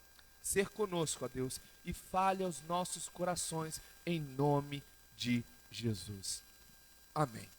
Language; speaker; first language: Portuguese; native; Portuguese